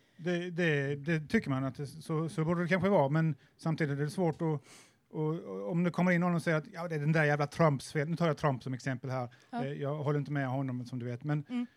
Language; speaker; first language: Swedish; native; Swedish